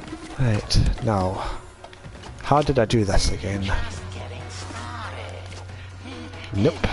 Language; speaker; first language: English; native; English